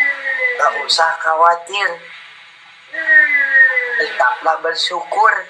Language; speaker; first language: Indonesian; non-native, local second language; Sundanese